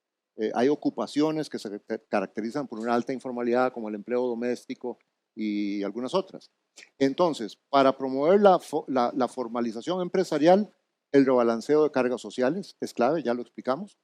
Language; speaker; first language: Spanish; native; Spanish